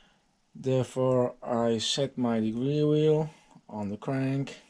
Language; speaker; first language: English; non-native, fluent; Dutch